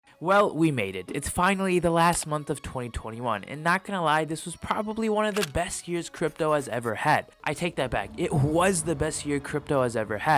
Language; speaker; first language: English; native; English